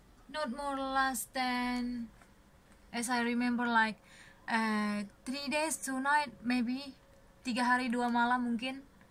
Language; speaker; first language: English; non-native, learner; Indonesian